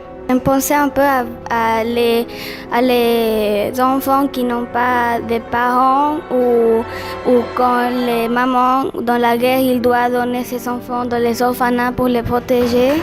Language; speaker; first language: French; non-native, learner; Spanish